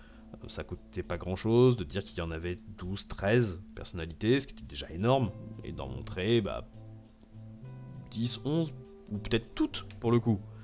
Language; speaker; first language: French; native; French